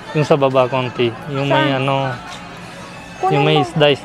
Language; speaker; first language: Filipino; non-native, learner; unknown